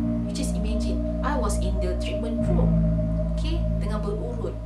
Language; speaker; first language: English; non-native, local second language; Malay